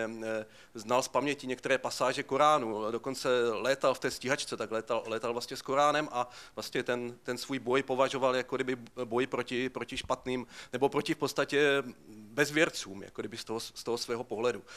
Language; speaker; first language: Czech; native; Czech